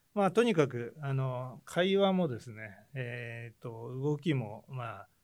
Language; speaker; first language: Japanese; native; Japanese